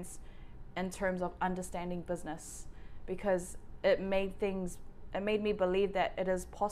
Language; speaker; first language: English; native; English